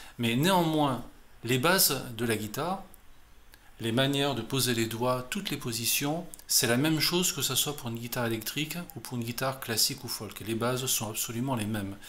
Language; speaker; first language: French; native; French